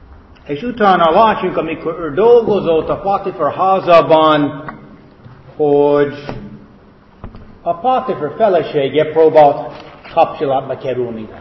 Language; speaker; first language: Hungarian; non-native, fluent; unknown